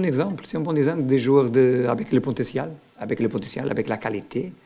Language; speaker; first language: French; non-native, learner; Portuguese